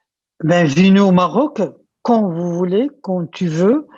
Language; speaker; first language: French; non-native, local second language; Arabic